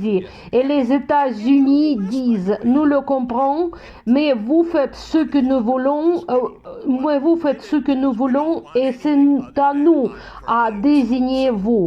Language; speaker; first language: French; non-native, fluent; Russian